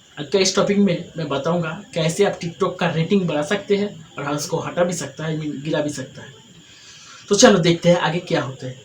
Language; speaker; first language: Hindi; non-native, local second language; Bangla